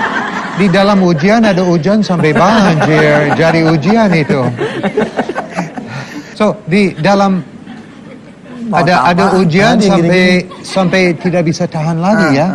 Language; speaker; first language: Indonesian; non-native, learner; English